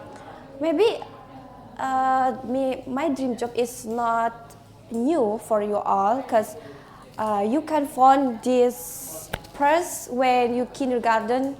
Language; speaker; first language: English; non-native, learner; Indonesian